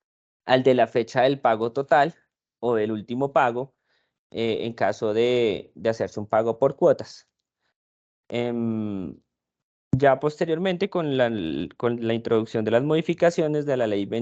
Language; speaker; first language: Spanish; native; Spanish